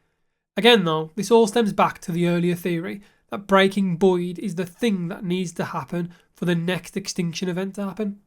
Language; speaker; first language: English; native; English